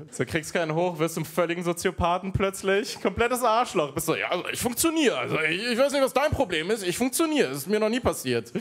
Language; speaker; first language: German; native; German